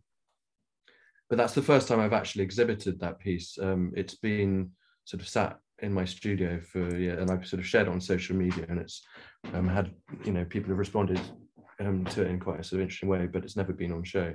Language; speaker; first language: English; native; English